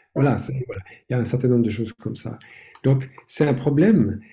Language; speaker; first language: French; non-native, fluent; English